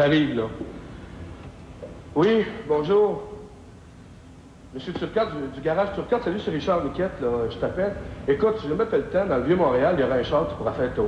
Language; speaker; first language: French; native; French